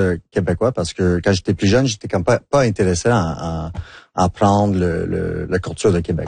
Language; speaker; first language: French; non-native, local second language; English